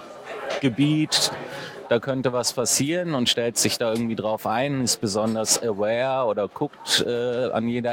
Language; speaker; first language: German; native; German